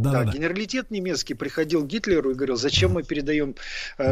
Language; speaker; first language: Russian; native; Russian